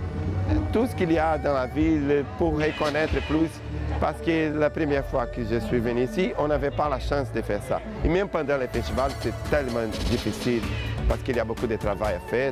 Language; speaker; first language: French; non-native, fluent; Portuguese